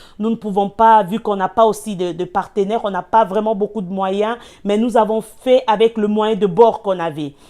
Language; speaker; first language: French; non-native, local second language; Lingala